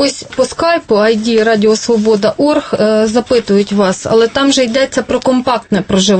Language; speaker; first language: Ukrainian; native; Ukrainian